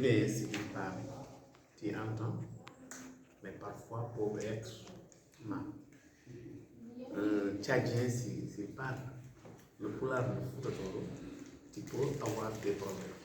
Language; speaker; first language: French; non-native, local second language; Fula